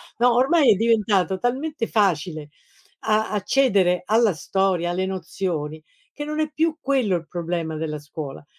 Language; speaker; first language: Italian; native; Italian